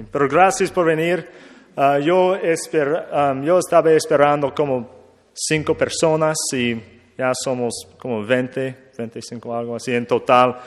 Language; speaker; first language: Spanish; non-native, learner; English